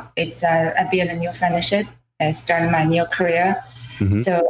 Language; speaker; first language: English; non-native, fluent; Chinese